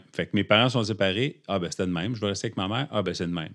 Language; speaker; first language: French; native; French